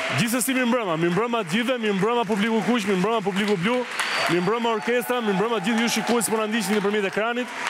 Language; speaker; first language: Albanian; native; Albanian